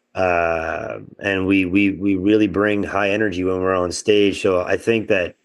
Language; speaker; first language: English; non-native, local second language; French